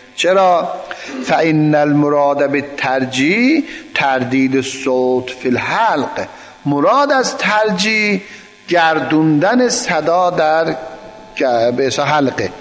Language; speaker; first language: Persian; non-native, local second language; Azerbaijani